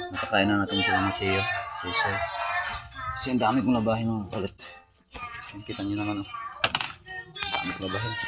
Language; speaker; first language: Filipino; non-native, local second language; Cebuano